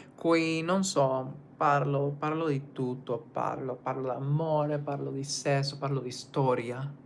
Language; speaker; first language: Italian; non-native, learner; English